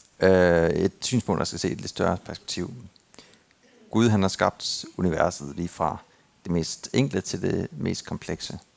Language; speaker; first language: Danish; native; Danish